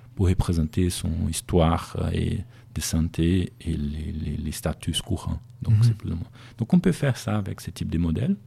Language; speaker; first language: French; non-native, fluent; Portuguese